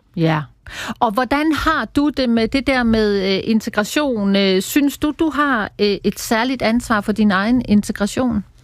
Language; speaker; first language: Danish; native; Danish